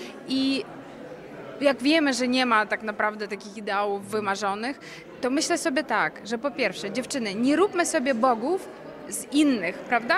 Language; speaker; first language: Polish; non-native, fluent; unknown